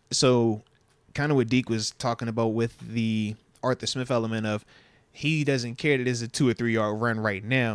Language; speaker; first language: English; native; English